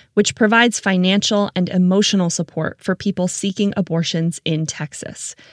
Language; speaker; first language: English; native; English